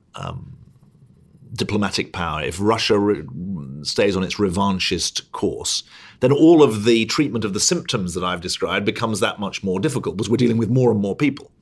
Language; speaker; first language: English; native; English